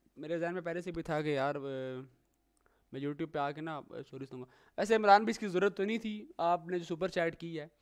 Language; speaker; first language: Urdu; native; Urdu